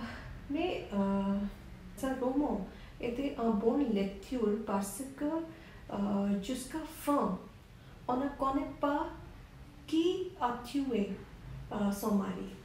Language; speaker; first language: French; non-native, learner; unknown